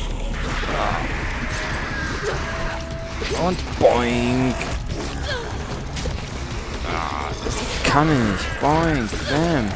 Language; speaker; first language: German; native; German